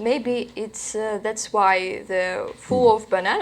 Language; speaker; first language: English; non-native, learner; Russian